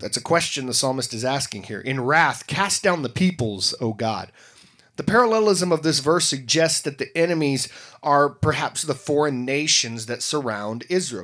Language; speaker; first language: English; native; English